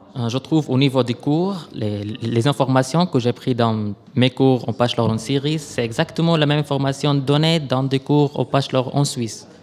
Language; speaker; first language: French; non-native, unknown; Arabic